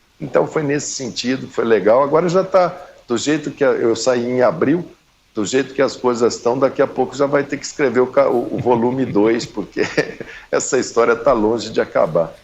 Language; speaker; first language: Portuguese; native; Portuguese